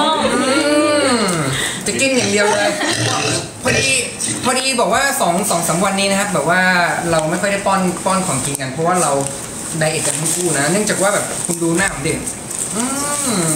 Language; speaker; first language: Thai; native; Thai